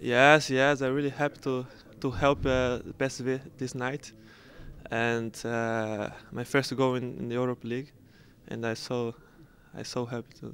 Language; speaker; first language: English; non-native, learner; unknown